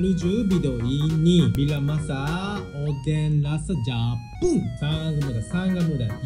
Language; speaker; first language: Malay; non-native, learner; Japanese